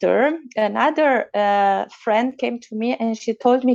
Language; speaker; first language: English; non-native, fluent; Romanian